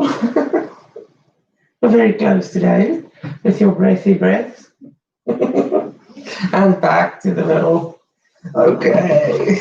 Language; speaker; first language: English; native; English